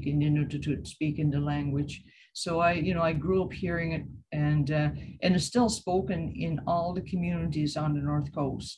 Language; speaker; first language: English; native; English